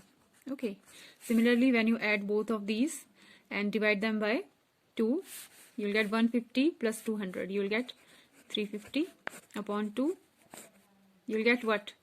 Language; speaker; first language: English; non-native, local second language; Hindi